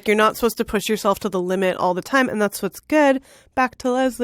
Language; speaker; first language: English; native; English